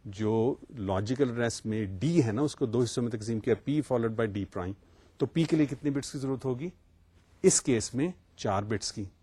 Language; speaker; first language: Urdu; native; Urdu